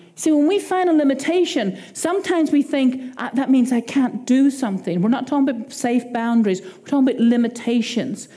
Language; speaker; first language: English; native; English